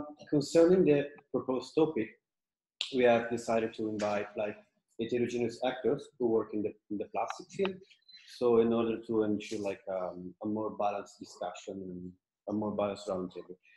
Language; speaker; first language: English; non-native, fluent; Italian